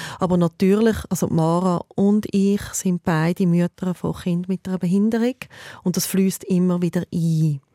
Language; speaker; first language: German; native; German